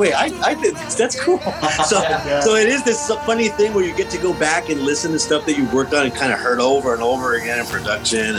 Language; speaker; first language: English; native; English